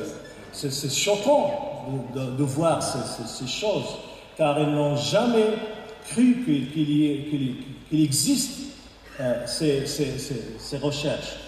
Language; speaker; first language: French; non-native, local second language; Arabic